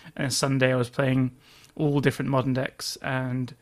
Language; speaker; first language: English; native; English